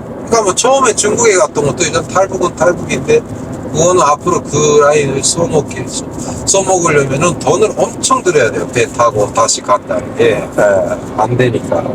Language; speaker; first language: Korean; native; Korean